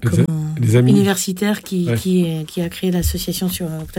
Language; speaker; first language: French; native; French